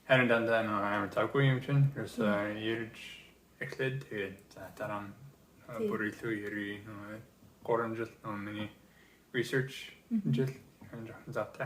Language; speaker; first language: Mongolian; early bilingual, heritage; English